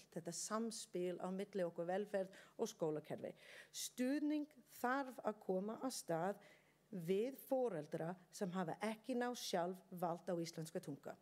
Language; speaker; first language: Icelandic; non-native, learner; English